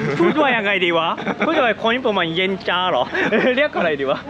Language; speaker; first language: Thai; non-native, fluent; Japanese